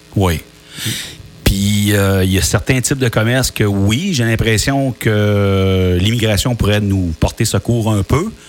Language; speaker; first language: French; native; French